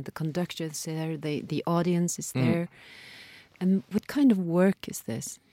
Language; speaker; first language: English; non-native, fluent; Norwegian